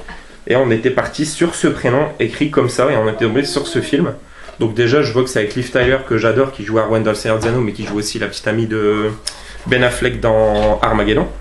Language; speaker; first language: French; native; French